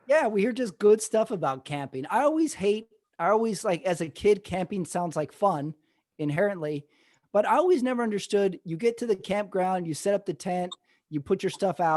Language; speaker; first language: English; native; English